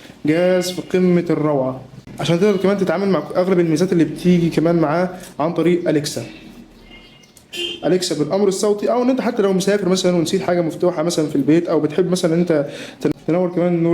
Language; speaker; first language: Arabic; native; Arabic